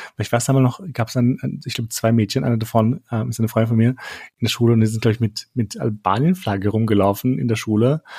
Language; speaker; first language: German; early bilingual, other home language; Albanian